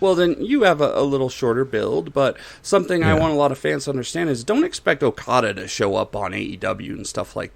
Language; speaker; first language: English; native; English